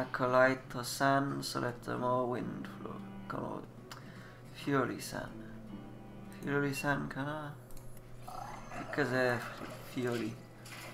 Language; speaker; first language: Japanese; non-native, learner; English